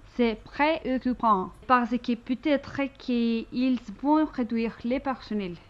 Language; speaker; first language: French; non-native, learner; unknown